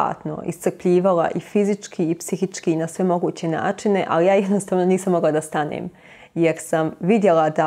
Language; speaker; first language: Bosnian; native; Bosnian